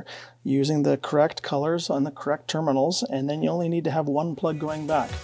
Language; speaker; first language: English; native; English